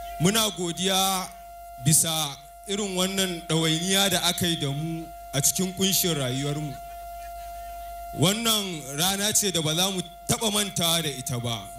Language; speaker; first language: Hausa; native; Hausa